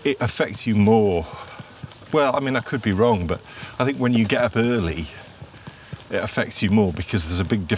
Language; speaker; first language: English; native; English